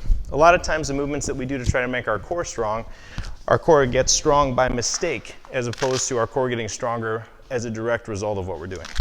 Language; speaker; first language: English; native; English